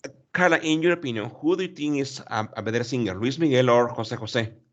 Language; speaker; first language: English; non-native, learner; Spanish